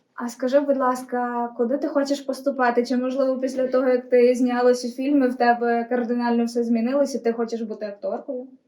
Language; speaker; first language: Ukrainian; native; Ukrainian